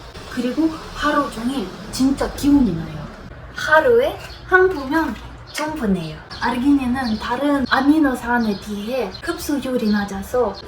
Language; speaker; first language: Korean; non-native, fluent; Ukrainian